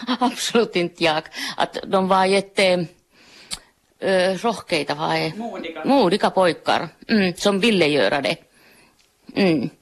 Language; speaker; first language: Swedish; non-native, local second language; Finnish